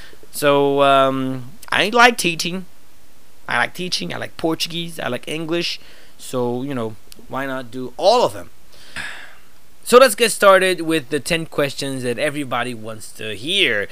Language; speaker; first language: English; non-native, fluent; Portuguese